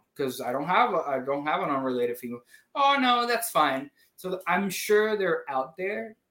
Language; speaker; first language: English; non-native, fluent; Spanish